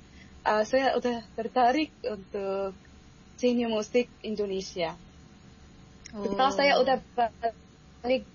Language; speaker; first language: Indonesian; non-native, fluent; Arabic